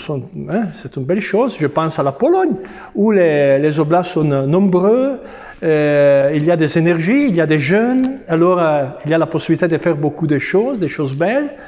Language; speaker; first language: French; non-native, fluent; Italian